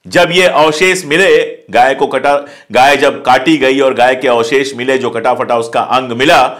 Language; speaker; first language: Hindi; native; Hindi